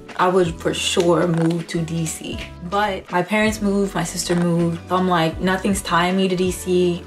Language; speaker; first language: English; native; English